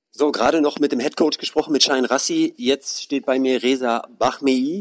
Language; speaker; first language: German; native; German